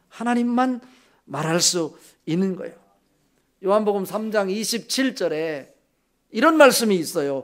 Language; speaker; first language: Korean; native; Korean